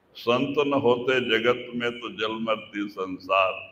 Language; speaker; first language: Hindi; non-native, local second language; Kannada